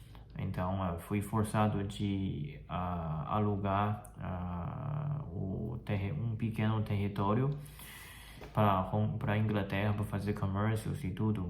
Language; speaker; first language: Portuguese; non-native, fluent; Chinese